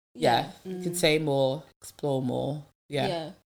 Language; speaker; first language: English; non-native, local second language; French